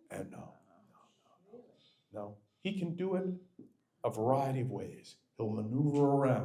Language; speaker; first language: English; native; English